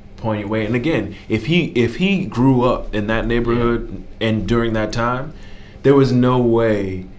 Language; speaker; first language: English; native; English